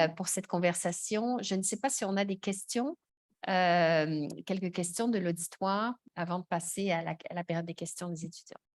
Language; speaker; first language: French; native; French